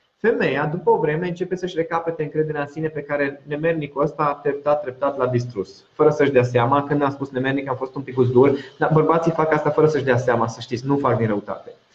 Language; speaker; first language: Romanian; non-native, local second language; Hungarian